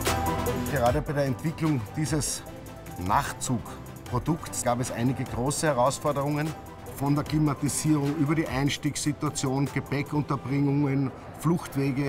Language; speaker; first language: German; native; German